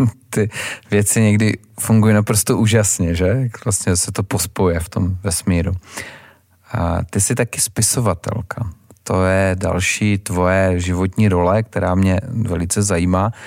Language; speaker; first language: Czech; native; Czech